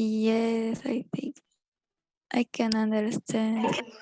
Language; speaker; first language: English; non-native, learner; Spanish